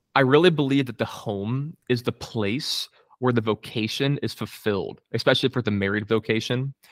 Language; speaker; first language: English; native; English